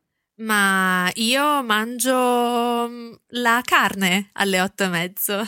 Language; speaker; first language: Italian; non-native, learner; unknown